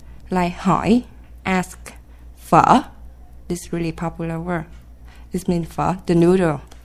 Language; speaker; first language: English; non-native, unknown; Vietnamese